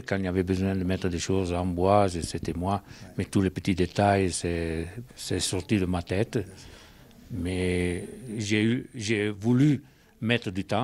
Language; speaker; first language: French; non-native, local second language; Italian